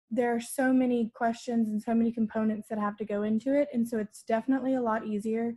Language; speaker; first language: English; native; English